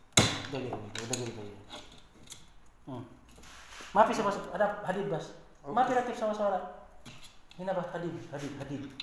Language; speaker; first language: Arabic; non-native, learner; Filipino